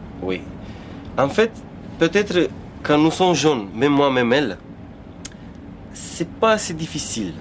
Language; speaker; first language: French; non-native, fluent; Romanian